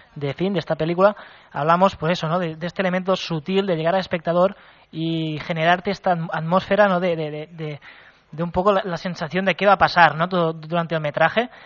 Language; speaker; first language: Spanish; non-native, local second language; Catalan